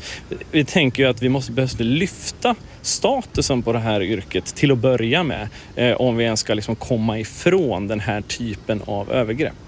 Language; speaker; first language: Swedish; native; Swedish